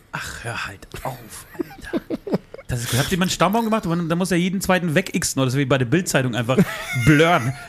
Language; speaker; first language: German; early bilingual, other home language; Polish